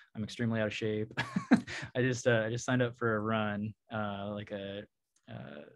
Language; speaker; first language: English; native; English